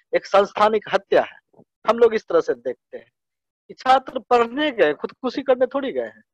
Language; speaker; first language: Hindi; native; Hindi